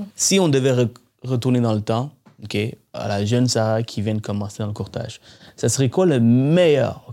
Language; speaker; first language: French; early bilingual, other home language; Tamil